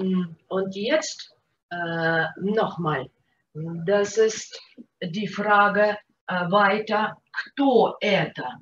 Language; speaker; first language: German; non-native, fluent; Russian